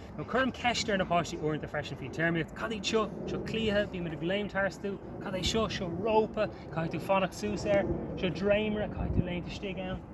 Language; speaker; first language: Irish; non-native, local second language; English